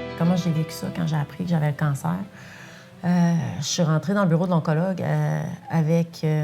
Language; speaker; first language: French; non-native, local second language; English